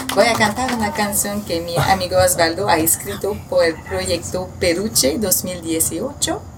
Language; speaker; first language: Spanish; non-native, learner; French